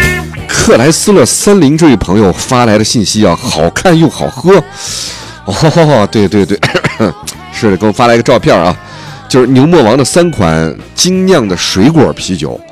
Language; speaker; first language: Chinese; native; Chinese